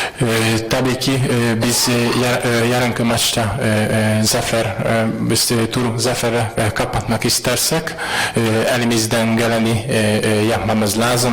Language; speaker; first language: Turkish; non-native, fluent; Hungarian